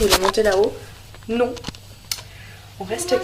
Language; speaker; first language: French; native; French